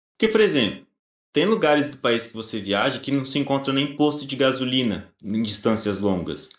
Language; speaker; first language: Portuguese; native; Portuguese